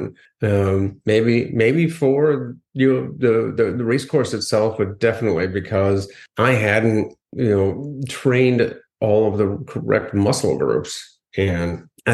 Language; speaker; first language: English; native; English